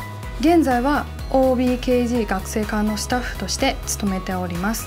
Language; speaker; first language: Japanese; non-native, fluent; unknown